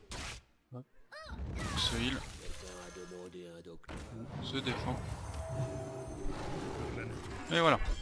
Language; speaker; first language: French; native; French